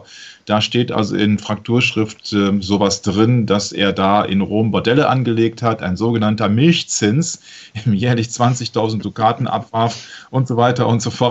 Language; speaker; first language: German; native; German